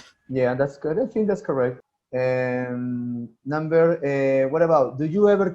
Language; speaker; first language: English; non-native, fluent; Spanish